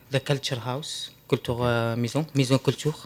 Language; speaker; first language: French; non-native, learner; Arabic